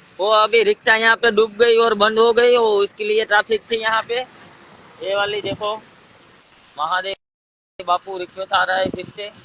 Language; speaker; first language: Hindi; non-native, local second language; Gujarati